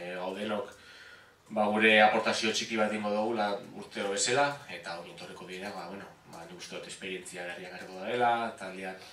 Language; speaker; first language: Basque; native; Basque